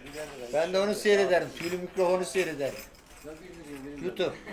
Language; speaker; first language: Turkish; native; Turkish